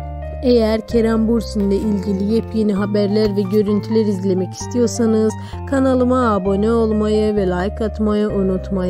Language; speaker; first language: Turkish; native; Turkish